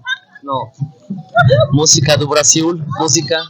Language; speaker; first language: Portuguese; non-native, fluent; Spanish